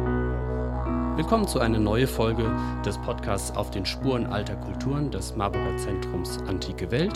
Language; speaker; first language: German; native; German